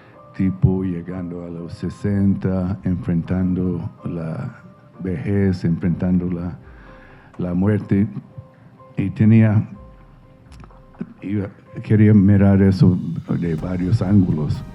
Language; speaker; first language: Spanish; non-native, fluent; English